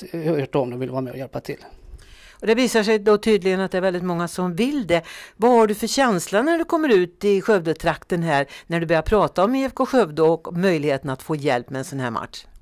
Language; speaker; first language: Swedish; native; Swedish